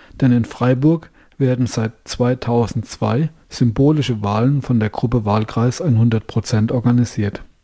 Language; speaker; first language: German; native; German